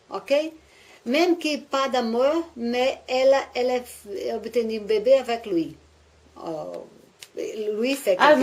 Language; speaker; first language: French; non-native, learner; Portuguese